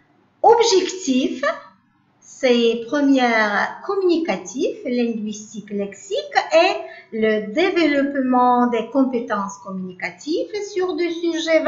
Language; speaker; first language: French; non-native, learner; Uzbek